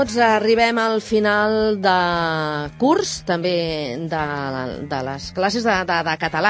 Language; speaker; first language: Catalan; native; Catalan